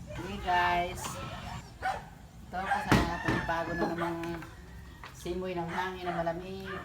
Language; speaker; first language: Filipino; native; Filipino